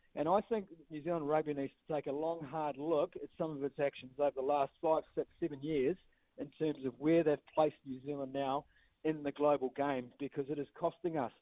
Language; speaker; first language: English; native; English